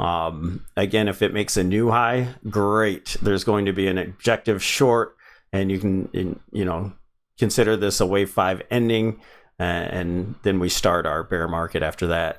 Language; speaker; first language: English; native; English